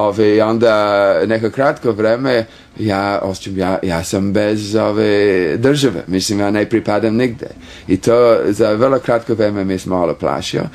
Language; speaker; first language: Serbian; non-native, fluent; English